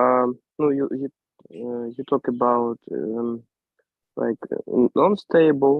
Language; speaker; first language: English; non-native, learner; Ukrainian